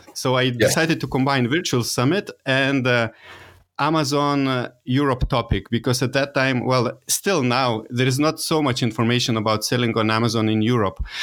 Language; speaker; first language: English; non-native, fluent; Lithuanian